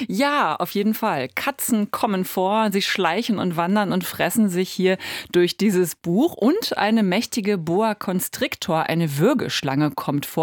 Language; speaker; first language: German; native; German